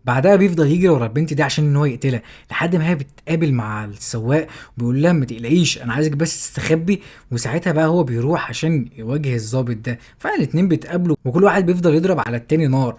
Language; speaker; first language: Arabic; native; Arabic